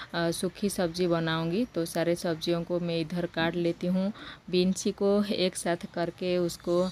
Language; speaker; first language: Hindi; non-native, local second language; Odia